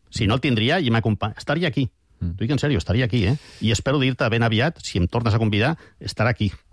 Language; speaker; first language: Catalan; non-native, local second language; Spanish